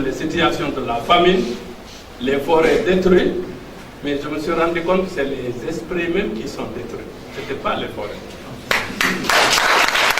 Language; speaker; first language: French; non-native, local second language; Fula